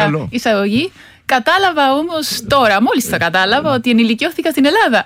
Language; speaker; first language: Greek; non-native, fluent; Spanish